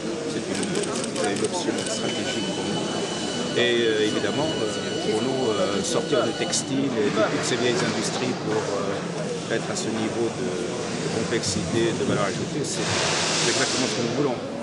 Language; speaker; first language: French; non-native, local second language; Arabic